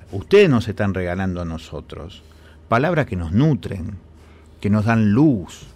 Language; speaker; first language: Spanish; native; Spanish